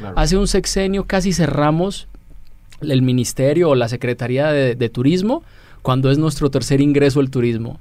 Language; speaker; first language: Spanish; native; Spanish